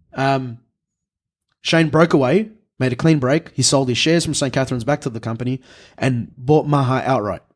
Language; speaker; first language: English; native; English